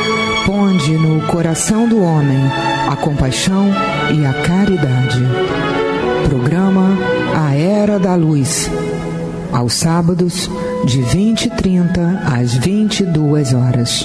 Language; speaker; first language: Portuguese; native; Portuguese